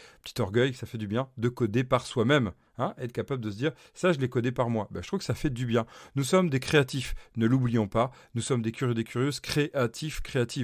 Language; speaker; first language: French; native; French